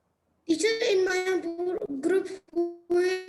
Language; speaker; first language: English; non-native, learner; Urdu